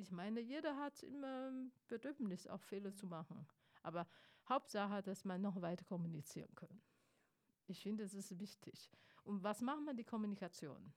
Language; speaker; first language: German; non-native, fluent; Chinese